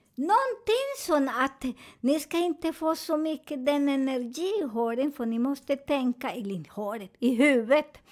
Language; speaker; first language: Swedish; non-native, learner; Spanish